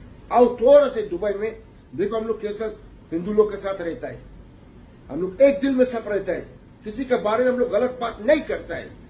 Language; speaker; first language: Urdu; non-native, learner; Arabic